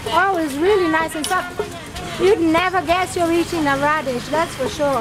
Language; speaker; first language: English; native; English